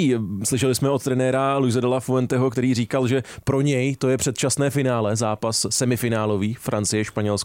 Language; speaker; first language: Czech; native; Czech